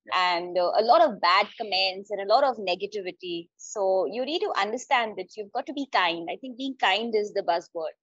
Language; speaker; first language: English; non-native, local second language; Hindi